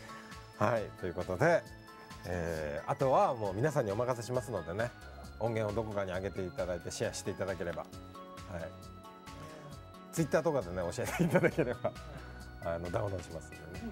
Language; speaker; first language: Japanese; native; Japanese